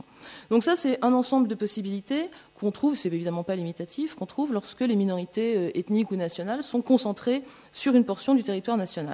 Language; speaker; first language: French; native; French